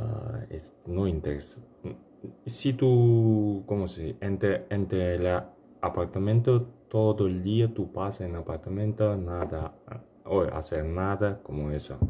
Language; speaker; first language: Spanish; non-native, learner; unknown